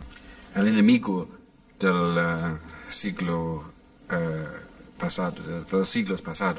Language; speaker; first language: Spanish; non-native, fluent; English